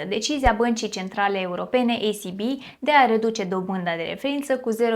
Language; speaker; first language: Romanian; native; Romanian